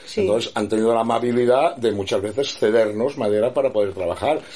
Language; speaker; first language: Spanish; native; Spanish